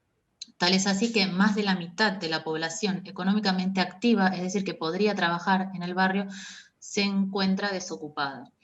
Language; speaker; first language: Spanish; native; Spanish